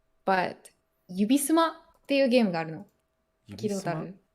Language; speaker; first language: Japanese; native; Japanese